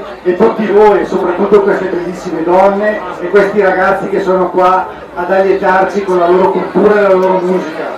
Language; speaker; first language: Italian; native; Italian